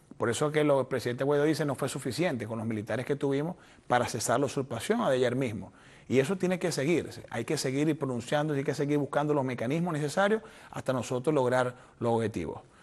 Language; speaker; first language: Spanish; native; Spanish